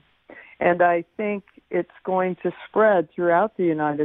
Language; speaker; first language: English; native; English